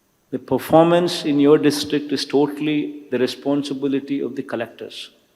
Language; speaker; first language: English; non-native, local second language; Telugu